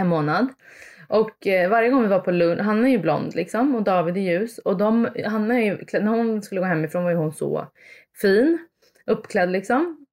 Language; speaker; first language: Swedish; early bilingual, other home language; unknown